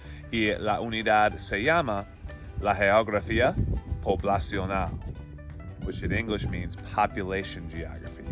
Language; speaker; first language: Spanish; non-native, fluent; English